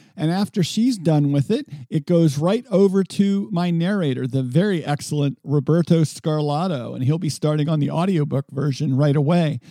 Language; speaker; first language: English; native; English